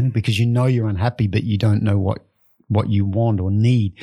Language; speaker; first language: English; native; English